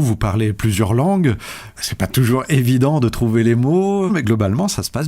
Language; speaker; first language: French; native; French